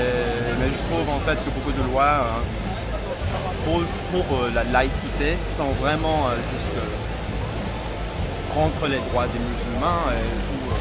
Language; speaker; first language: French; non-native, fluent; English